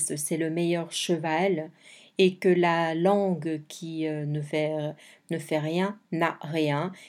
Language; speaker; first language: French; native; French